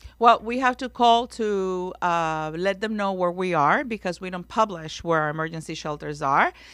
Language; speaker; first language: English; non-native, local second language; Spanish